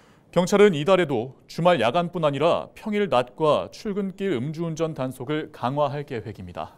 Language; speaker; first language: Korean; native; Korean